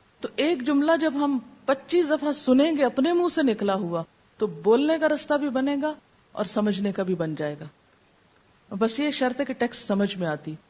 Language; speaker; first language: Urdu; native; Urdu